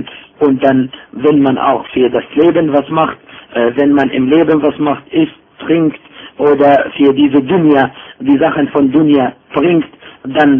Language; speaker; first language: German; non-native, fluent; Arabic